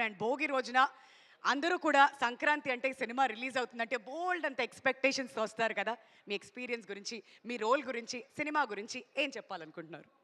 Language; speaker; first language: Telugu; native; Telugu